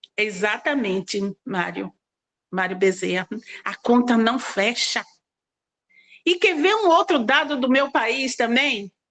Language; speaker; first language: Portuguese; native; Portuguese